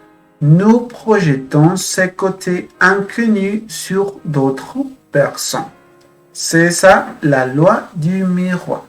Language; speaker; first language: French; non-native, fluent; Spanish